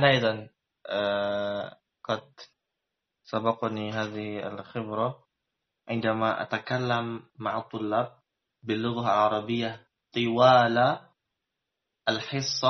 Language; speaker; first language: Arabic; non-native, fluent; Indonesian